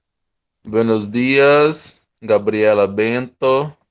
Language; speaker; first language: Spanish; non-native, fluent; Portuguese